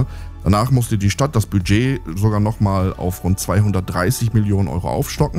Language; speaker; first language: German; native; German